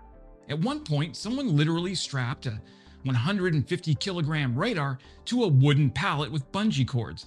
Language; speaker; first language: English; native; English